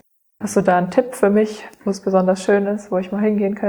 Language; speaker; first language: German; native; German